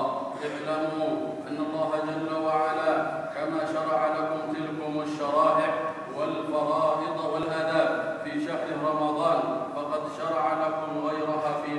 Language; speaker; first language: Arabic; non-native, local second language; Somali